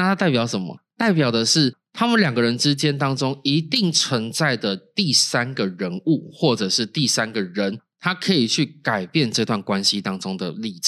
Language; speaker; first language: Chinese; native; Chinese